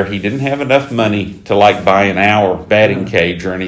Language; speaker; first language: English; native; English